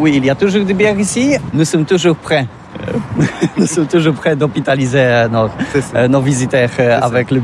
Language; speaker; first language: French; non-native, learner; Polish